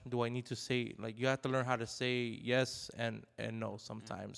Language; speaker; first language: English; early bilingual, other home language; Spanish